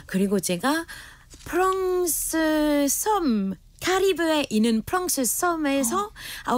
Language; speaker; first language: Korean; non-native, fluent; French